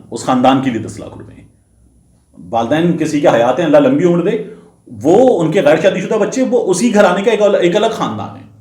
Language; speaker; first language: Urdu; native; Urdu